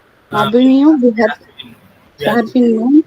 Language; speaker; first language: Arabic; non-native, learner; Tamil